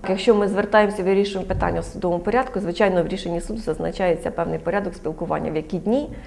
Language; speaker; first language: Ukrainian; native; Ukrainian